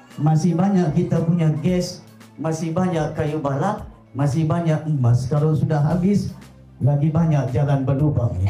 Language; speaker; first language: Malay; non-native, local second language; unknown